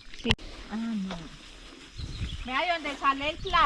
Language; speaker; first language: Spanish; native; Spanish